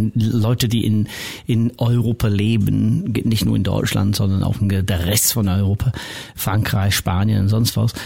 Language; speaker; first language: German; non-native, fluent; English